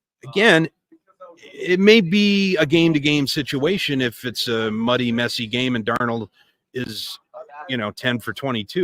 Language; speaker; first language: English; native; English